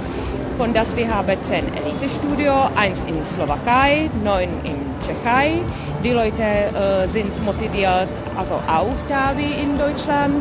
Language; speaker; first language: German; non-native, learner; Czech